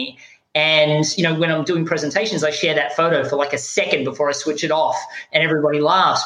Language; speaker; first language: English; native; English